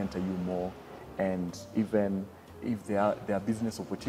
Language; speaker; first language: English; non-native, local second language; Kamba